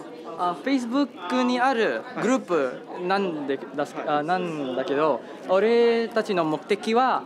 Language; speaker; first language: Japanese; non-native, fluent; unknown